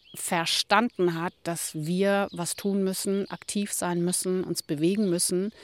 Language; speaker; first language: German; native; German